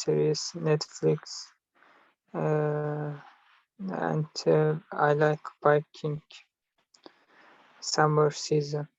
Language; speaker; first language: English; non-native, learner; Turkish